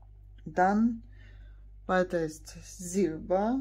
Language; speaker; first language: German; non-native, fluent; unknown